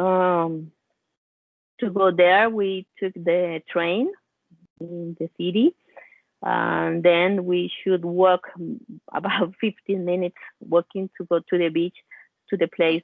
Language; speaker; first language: English; non-native, learner; Spanish